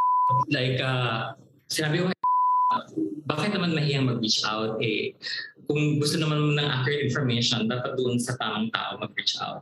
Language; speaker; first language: English; non-native, local second language; Cebuano